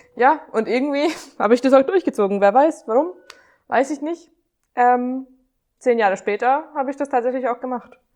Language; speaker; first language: German; non-native, fluent; Hungarian